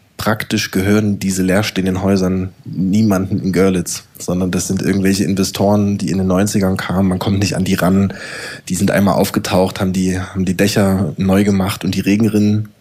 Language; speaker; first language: German; native; German